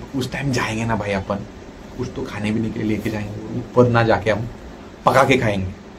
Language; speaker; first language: Hindi; non-native, local second language; Marathi